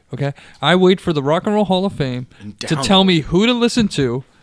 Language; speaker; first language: English; native; English